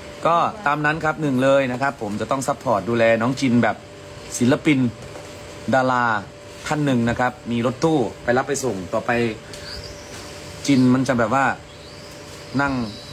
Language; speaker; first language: Thai; native; Thai